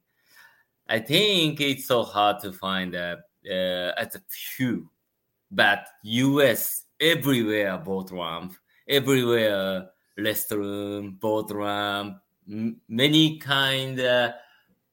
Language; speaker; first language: English; non-native, learner; Japanese